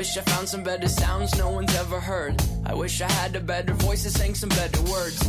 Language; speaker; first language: English; non-native, fluent; Chinese